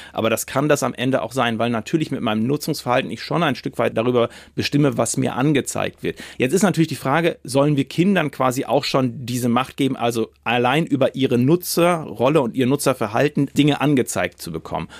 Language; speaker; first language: German; native; German